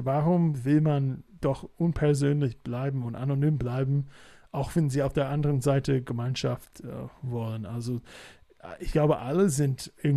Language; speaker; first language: German; non-native, fluent; English